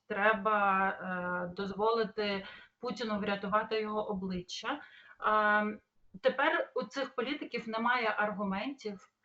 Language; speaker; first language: Ukrainian; native; Ukrainian